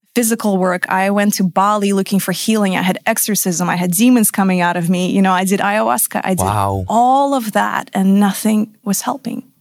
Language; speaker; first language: English; non-native, fluent; Russian